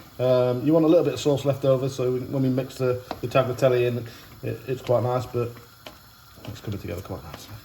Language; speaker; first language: English; native; English